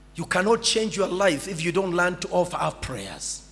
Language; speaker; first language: English; non-native, local second language; Swahili